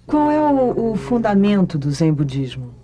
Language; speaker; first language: Portuguese; native; Portuguese